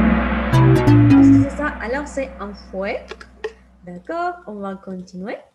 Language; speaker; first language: French; non-native, fluent; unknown